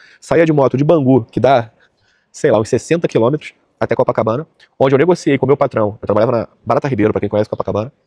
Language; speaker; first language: Portuguese; native; Portuguese